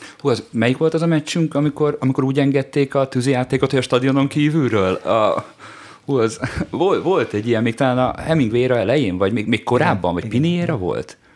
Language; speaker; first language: Hungarian; native; Hungarian